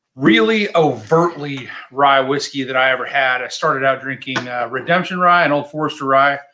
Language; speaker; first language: English; native; English